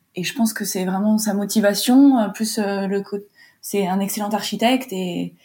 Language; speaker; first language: French; early bilingual, heritage; French